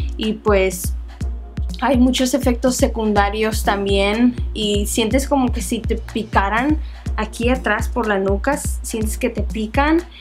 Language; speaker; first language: Spanish; early bilingual, heritage; Spanish